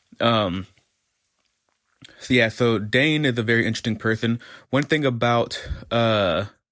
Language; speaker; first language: English; native; English